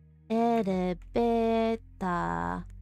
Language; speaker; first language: Japanese; non-native, learner; English